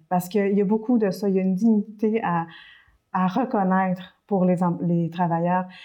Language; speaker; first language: French; early bilingual, other home language; Spanish